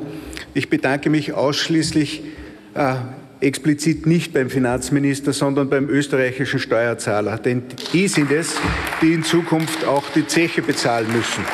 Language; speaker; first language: German; native; German